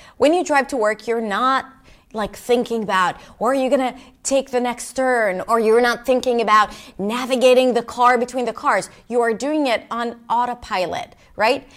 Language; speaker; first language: English; non-native, fluent; Hebrew